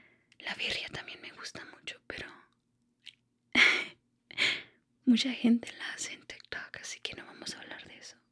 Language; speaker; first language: Spanish; early bilingual, heritage; Spanish